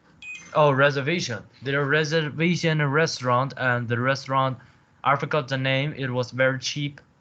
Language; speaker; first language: English; non-native, learner; Chinese